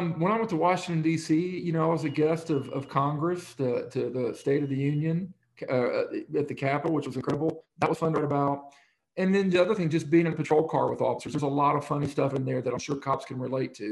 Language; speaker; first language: English; native; English